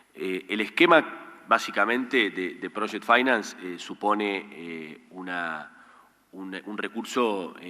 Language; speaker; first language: Spanish; native; Spanish